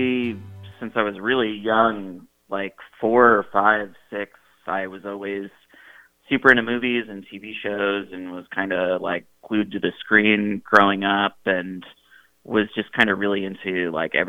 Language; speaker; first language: English; native; English